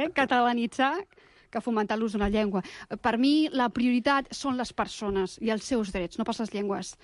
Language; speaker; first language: Catalan; non-native, local second language; Spanish